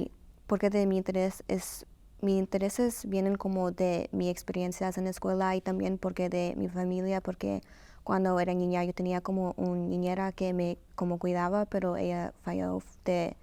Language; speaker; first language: Spanish; early bilingual, heritage; Spanish